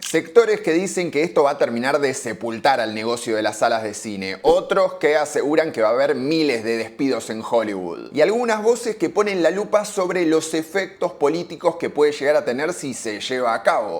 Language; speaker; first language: Spanish; native; Spanish